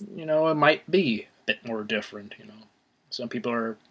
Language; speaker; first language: English; native; English